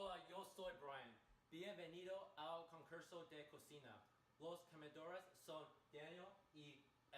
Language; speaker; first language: Spanish; non-native, learner; English